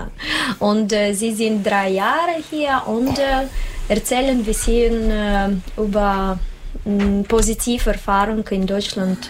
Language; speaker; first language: German; non-native, learner; Russian